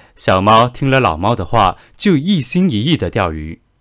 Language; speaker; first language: Chinese; native; Chinese